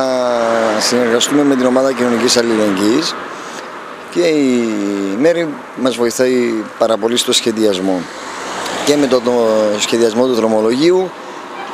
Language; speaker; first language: Greek; native; Greek